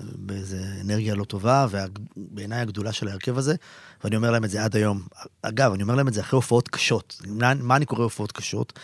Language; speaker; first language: Hebrew; native; Hebrew